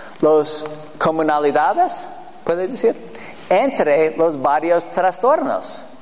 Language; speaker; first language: Spanish; non-native, fluent; English